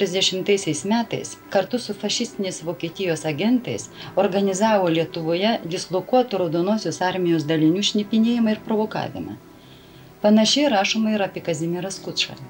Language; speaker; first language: Lithuanian; native; Lithuanian